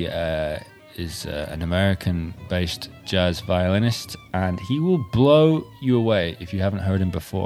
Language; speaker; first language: English; native; English